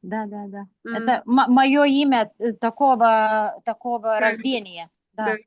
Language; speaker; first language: Russian; non-native, local second language; Lithuanian